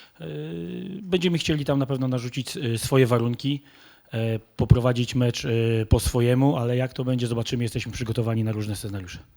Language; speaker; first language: Polish; native; Polish